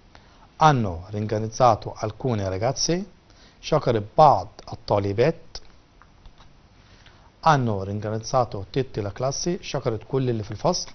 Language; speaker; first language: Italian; non-native, fluent; Arabic